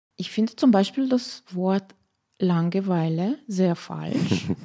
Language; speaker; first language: German; non-native, fluent; Slovenian